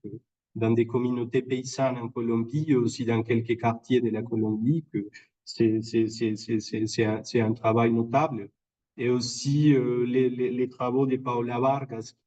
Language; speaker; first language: French; non-native, fluent; Spanish